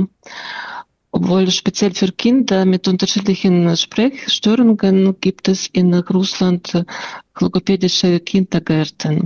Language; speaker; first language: German; non-native, fluent; Russian